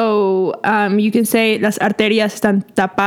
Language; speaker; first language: Spanish; early bilingual, heritage; English